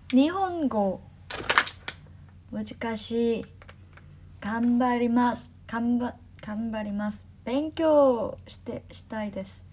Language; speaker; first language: Japanese; non-native, learner; Korean